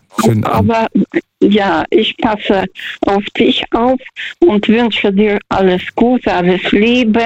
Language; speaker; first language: German; early bilingual, heritage; Russian